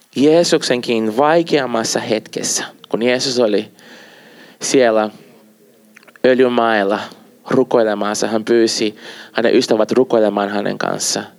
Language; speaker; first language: Finnish; non-native, fluent; Portuguese